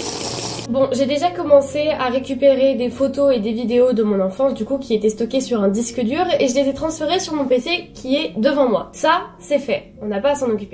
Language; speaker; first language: French; native; French